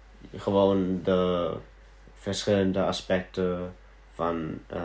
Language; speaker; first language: Dutch; early bilingual, heritage; Dutch